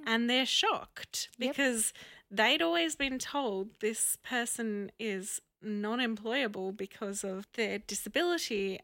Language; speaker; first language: English; native; English